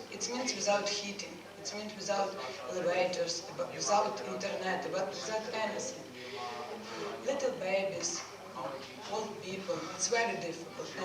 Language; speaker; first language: English; non-native, learner; Ukrainian